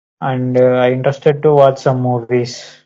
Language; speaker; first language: English; non-native, learner; Telugu